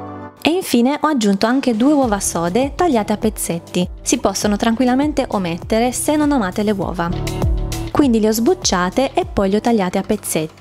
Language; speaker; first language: Italian; native; Italian